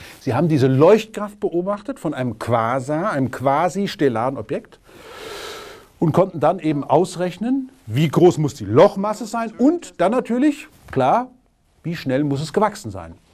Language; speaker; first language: German; native; German